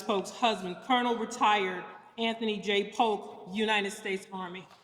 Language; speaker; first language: English; native; English